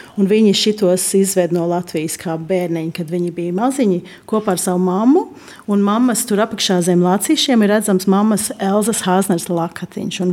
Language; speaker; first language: Latvian; early bilingual, heritage; Latvian